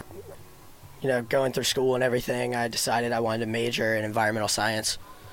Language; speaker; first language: English; native; English